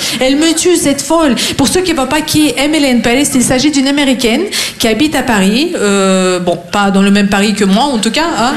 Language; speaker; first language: French; non-native, fluent; Russian